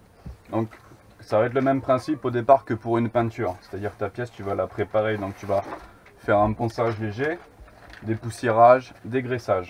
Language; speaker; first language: French; native; French